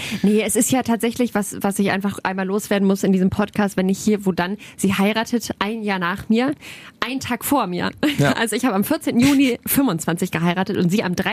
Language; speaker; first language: German; native; German